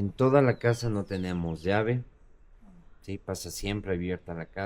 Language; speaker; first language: Spanish; native; Spanish